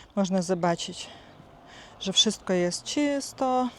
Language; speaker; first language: Polish; non-native, learner; Russian